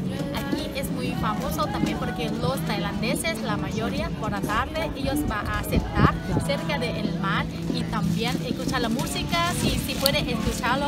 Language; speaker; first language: Spanish; non-native, learner; Thai